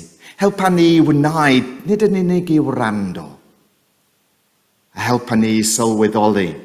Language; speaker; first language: Welsh; non-native, fluent; English